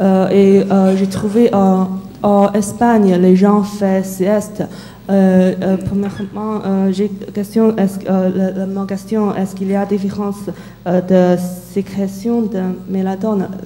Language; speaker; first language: French; non-native, learner; Chinese